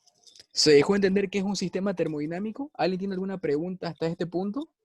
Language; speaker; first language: Spanish; native; Spanish